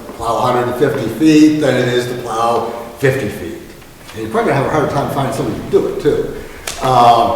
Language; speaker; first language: English; native; English